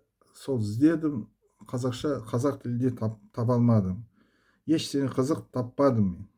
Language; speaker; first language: Kazakh; non-native, local second language; Russian